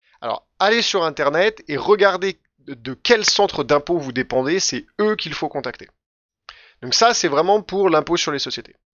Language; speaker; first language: French; native; French